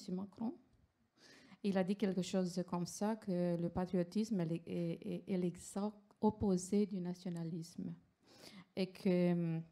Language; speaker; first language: French; non-native, fluent; Romanian